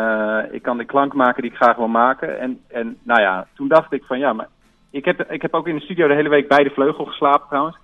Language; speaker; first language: Dutch; native; Dutch